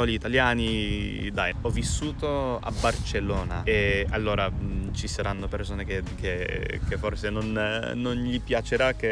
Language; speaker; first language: Italian; non-native, fluent; English